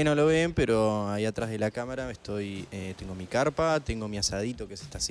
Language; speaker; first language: Spanish; native; Spanish